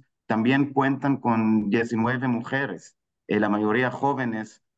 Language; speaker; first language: Spanish; non-native, fluent; Hebrew